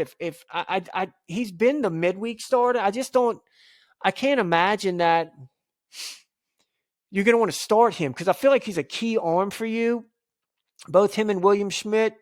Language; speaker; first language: English; native; English